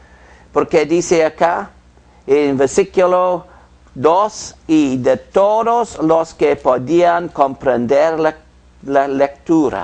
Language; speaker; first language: Spanish; non-native, fluent; English